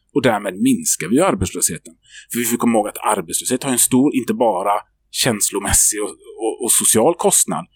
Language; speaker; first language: Swedish; native; Swedish